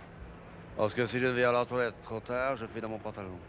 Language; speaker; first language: French; native; French